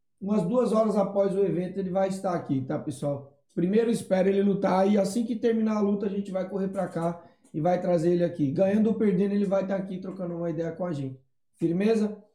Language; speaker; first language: Portuguese; native; Portuguese